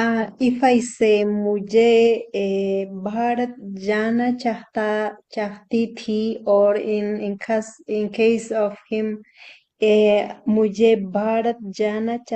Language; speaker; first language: Hindi; non-native, learner; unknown